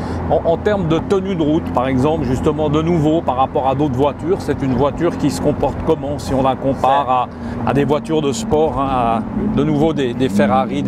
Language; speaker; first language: French; native; French